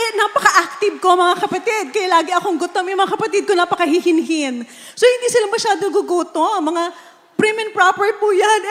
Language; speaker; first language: Filipino; native; Filipino